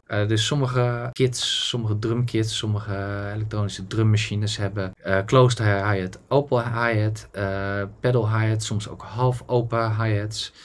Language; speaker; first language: Dutch; native; Dutch